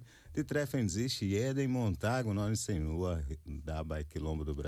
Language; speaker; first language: German; non-native, fluent; Portuguese